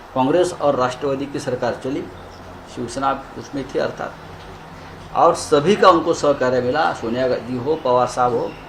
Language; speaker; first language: Hindi; non-native, local second language; Marathi